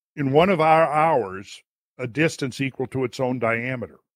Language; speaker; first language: English; native; English